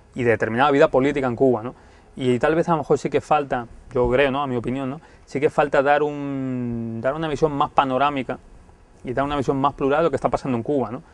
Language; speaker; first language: Spanish; native; Spanish